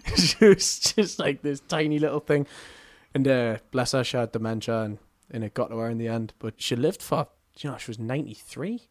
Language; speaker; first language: English; native; English